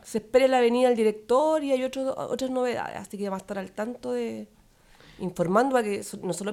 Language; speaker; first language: Spanish; native; Spanish